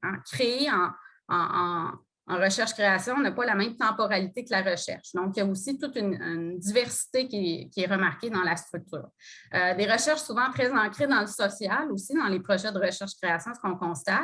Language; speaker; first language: French; native; French